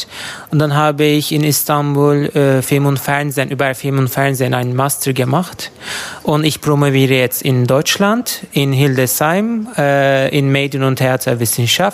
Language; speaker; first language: German; non-native, learner; Turkish